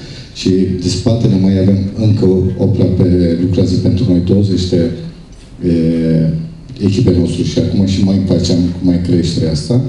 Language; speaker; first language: Romanian; non-native, learner; Turkish